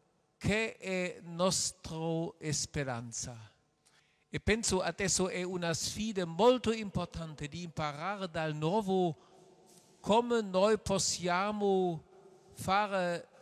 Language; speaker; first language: Italian; non-native, learner; German